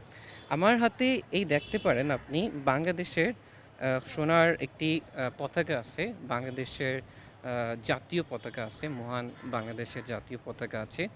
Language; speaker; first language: Bangla; non-native, fluent; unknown